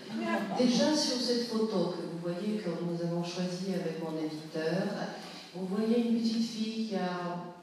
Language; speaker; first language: French; non-native, fluent; Polish